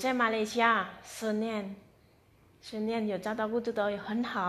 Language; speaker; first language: Chinese; non-native, fluent; Indonesian